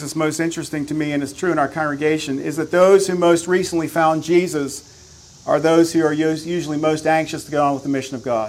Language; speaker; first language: English; native; English